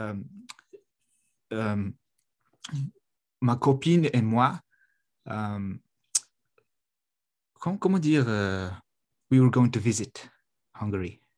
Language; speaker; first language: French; non-native, fluent; Mongolian